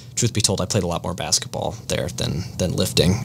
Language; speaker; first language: English; native; English